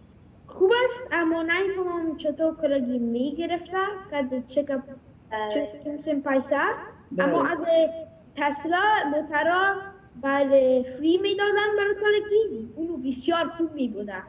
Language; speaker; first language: Persian; early bilingual, heritage; Persian